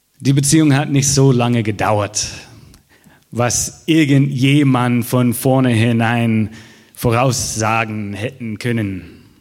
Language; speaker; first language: German; non-native, fluent; English